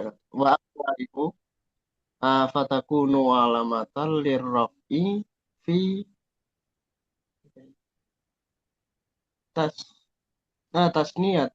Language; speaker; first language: Arabic; non-native, learner; Indonesian